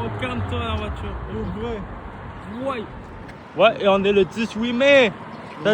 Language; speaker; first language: French; native; French